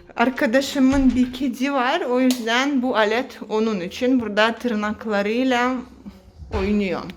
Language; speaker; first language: Turkish; non-native, fluent; Russian